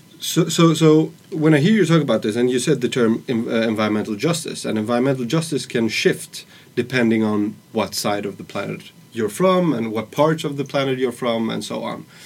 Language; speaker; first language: English; non-native, fluent; Swedish